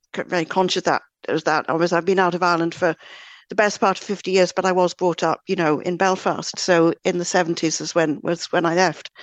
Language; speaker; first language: English; native; English